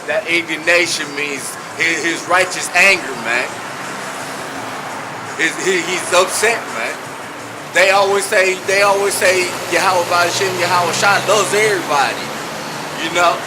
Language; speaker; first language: English; native; English